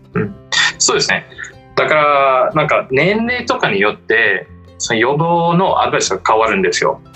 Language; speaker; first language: Japanese; non-native, fluent; English